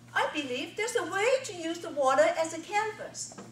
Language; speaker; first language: English; non-native, fluent; Chinese